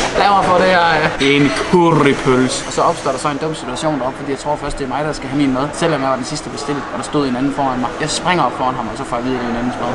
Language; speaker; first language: Danish; early bilingual, other home language; Polish